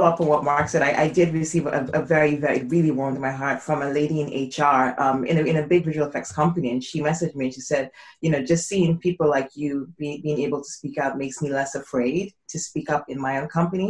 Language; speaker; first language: English; non-native, local second language; Yoruba